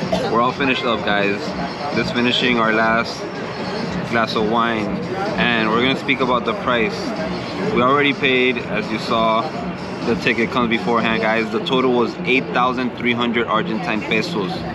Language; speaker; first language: English; early bilingual, other home language; Spanish